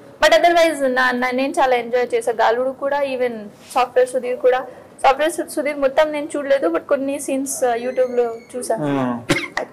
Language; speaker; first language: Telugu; non-native, learner; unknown